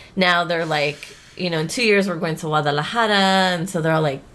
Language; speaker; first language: English; early bilingual, other home language; Spanish